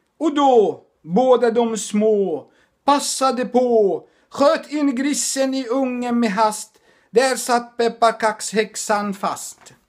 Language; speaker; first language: Swedish; non-native, fluent; Arabic